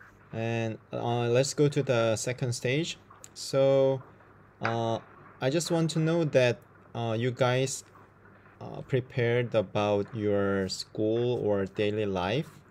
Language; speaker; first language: English; non-native, fluent; Korean